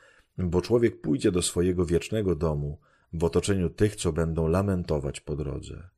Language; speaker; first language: Polish; native; Polish